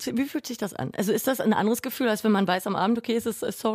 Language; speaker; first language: German; native; German